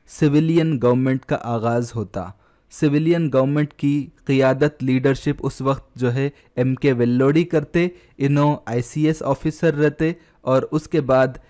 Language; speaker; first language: Hindi; non-native, local second language; Urdu